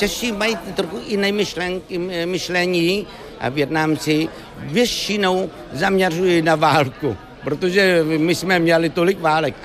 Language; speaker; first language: Czech; non-native, fluent; Vietnamese